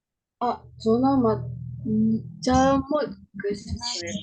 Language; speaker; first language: Korean; non-native, learner; Indonesian